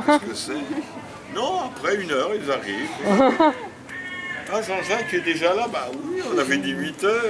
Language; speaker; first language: French; native; French